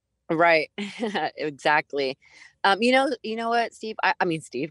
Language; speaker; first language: English; early bilingual, other home language; Spanish